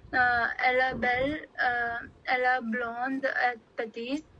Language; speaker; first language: French; non-native, learner; Odia